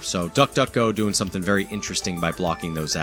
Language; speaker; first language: English; native; English